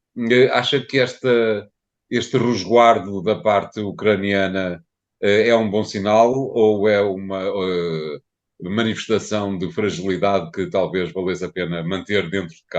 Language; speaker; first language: Portuguese; native; Portuguese